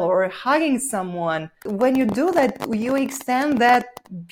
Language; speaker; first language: English; non-native, fluent; Romanian